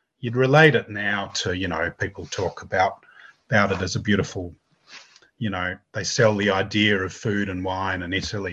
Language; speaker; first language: English; native; English